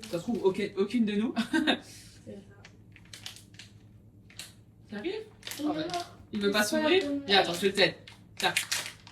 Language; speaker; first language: French; native; French